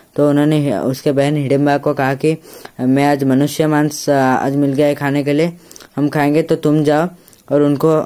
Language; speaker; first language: Hindi; native; Hindi